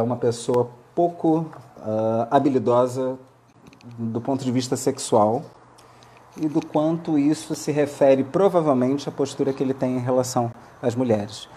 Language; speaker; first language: Portuguese; native; Portuguese